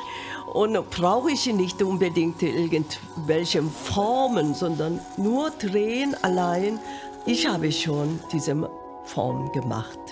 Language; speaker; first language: German; non-native, fluent; Korean